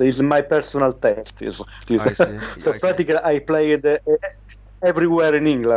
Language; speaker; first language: English; non-native, learner; Italian